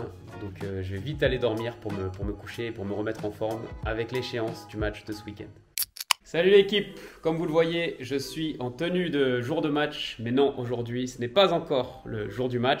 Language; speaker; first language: French; native; French